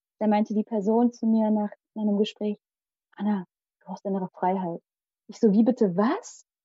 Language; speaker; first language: German; early bilingual, other home language; Malayalam